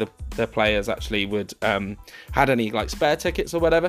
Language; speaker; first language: English; native; English